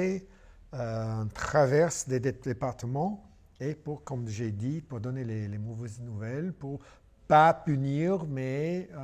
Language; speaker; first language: French; non-native, fluent; English